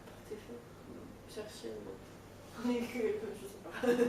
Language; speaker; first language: French; non-native, learner; Spanish